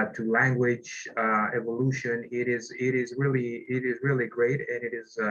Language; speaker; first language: English; non-native, fluent; Greek